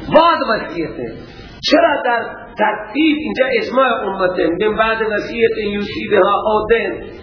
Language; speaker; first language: Persian; non-native, local second language; Baluchi